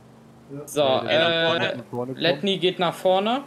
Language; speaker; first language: German; native; German